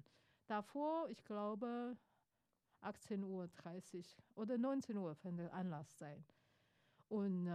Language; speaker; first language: German; non-native, fluent; Chinese